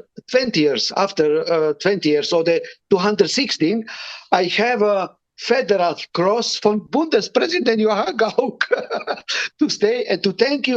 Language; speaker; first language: English; non-native, learner; Romany